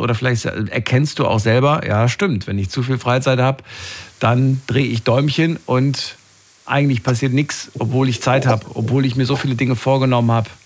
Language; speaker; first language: German; native; German